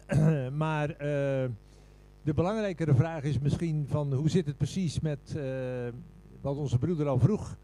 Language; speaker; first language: Dutch; native; Dutch